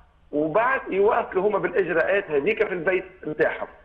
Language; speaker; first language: Arabic; native; Arabic